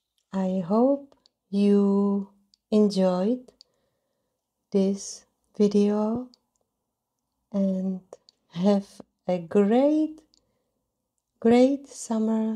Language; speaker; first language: English; non-native, fluent; Czech